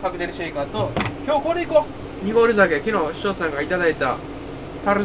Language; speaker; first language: Japanese; native; Japanese